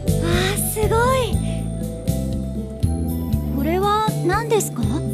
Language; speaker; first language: Japanese; non-native, learner; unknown